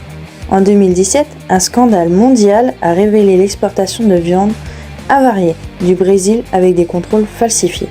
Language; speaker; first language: French; native; French